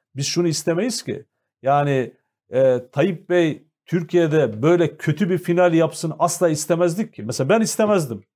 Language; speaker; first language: Turkish; native; Turkish